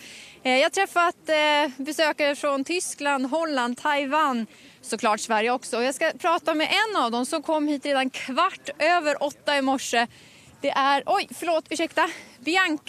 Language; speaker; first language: Swedish; native; Swedish